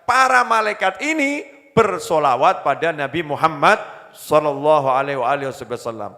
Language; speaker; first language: Indonesian; native; Indonesian